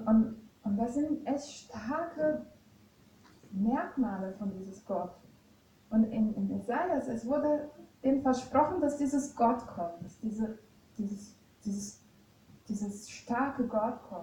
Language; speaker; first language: German; non-native, fluent; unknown